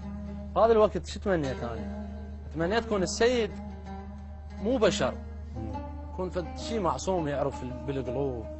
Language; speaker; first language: Arabic; native; Arabic